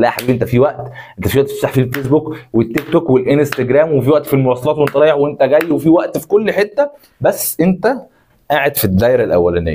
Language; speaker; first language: Arabic; native; Arabic